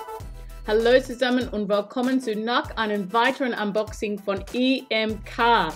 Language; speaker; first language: German; non-native, fluent; English